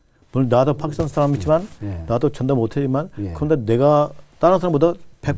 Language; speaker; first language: Korean; non-native, learner; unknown